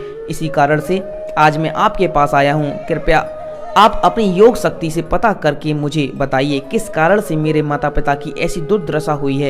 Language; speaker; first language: Hindi; native; Hindi